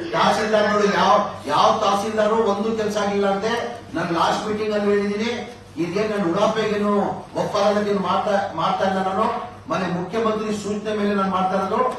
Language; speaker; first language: Kannada; non-native, local second language; Urdu